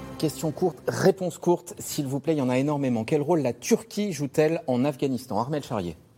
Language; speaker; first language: French; native; French